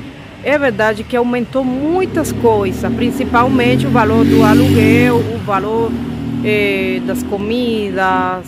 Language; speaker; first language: Portuguese; non-native, fluent; Spanish